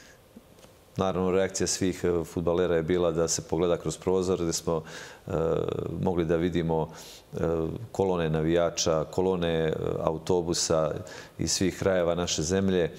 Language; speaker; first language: Serbian; native; Serbian